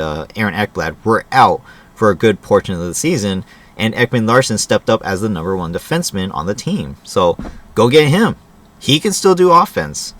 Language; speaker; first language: English; native; English